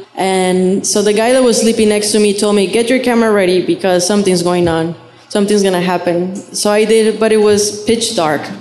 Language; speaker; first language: English; non-native, fluent; Spanish